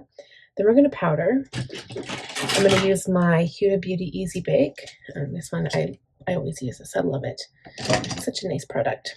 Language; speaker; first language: English; native; English